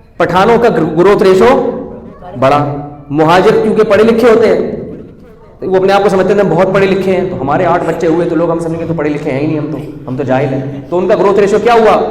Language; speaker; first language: Urdu; native; Urdu